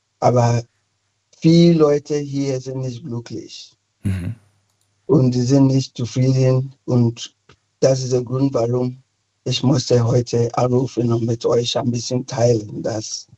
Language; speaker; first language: German; non-native, fluent; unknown